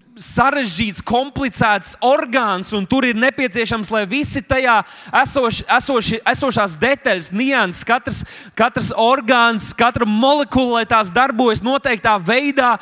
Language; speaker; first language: Latvian; native; Latvian